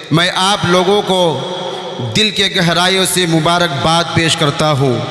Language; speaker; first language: Urdu; non-native, local second language; Bangla